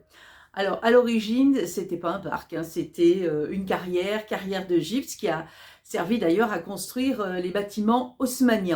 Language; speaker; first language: French; native; French